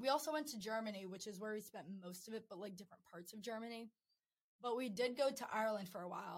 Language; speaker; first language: English; native; English